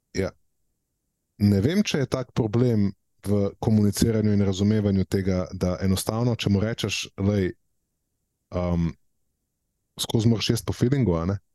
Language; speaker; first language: Slovenian; native; Slovenian